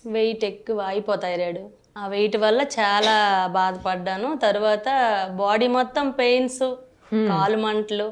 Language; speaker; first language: Telugu; native; Telugu